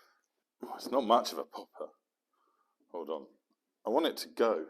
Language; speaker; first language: English; native; English